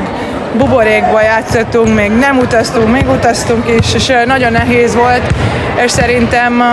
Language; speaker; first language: Hungarian; non-native, learner; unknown